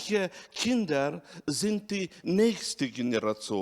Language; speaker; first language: German; non-native, fluent; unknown